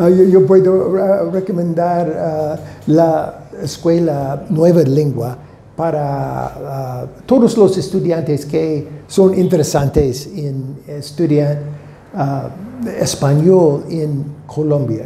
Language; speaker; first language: Spanish; non-native, learner; English